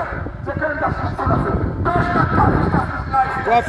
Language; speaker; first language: German; non-native, fluent; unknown